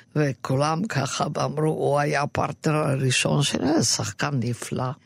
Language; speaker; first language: Hebrew; non-native, fluent; Yiddish